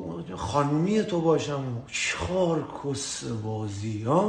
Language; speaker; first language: Persian; native; Persian